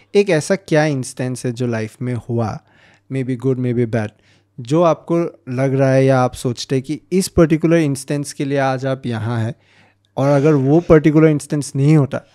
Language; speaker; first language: Hindi; non-native, local second language; Assamese